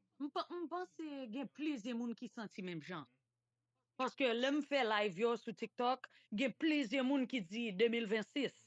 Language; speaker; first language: Haitian Creole; early bilingual, heritage; Haitian Creole